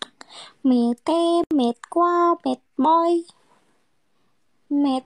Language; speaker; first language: Vietnamese; non-native, learner; Indonesian